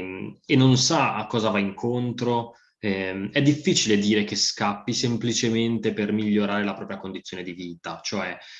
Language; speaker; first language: Italian; native; Italian